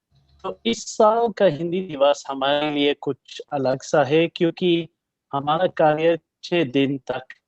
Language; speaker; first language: Hindi; non-native, learner; English